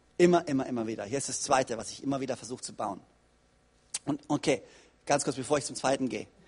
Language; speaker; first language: German; native; German